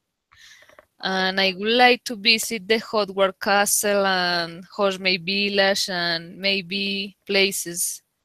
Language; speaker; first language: English; non-native, learner; Spanish